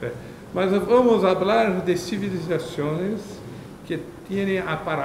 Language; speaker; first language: Spanish; non-native, learner; Portuguese